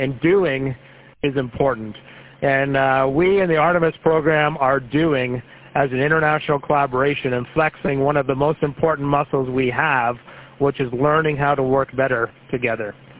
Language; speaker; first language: English; native; English